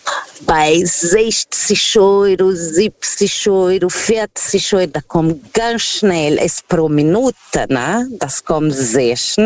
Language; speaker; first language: German; non-native, fluent; Portuguese